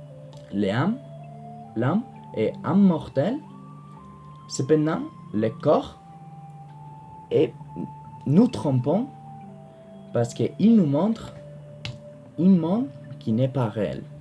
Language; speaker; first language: French; non-native, learner; Spanish